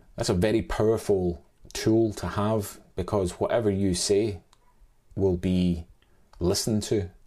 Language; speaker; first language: English; native; English